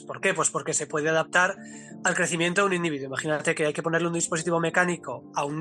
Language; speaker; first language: Spanish; native; Spanish